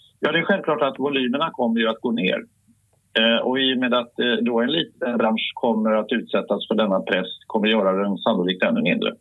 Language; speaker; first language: Swedish; native; Swedish